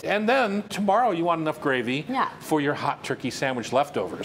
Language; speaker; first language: English; native; English